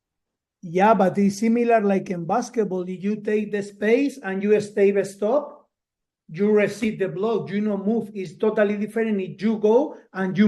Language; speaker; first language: English; non-native, learner; Spanish